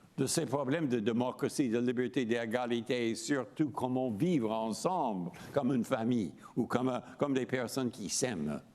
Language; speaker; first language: French; non-native, fluent; English